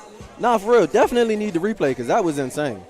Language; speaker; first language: English; native; English